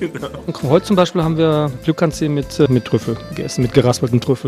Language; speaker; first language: German; native; German